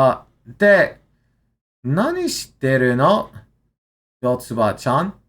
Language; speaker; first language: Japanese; non-native, learner; English